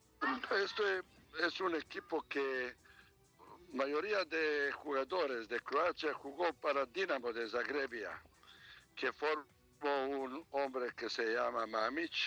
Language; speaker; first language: Spanish; non-native, learner; Serbian